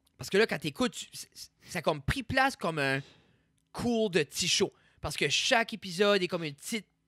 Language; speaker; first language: French; native; French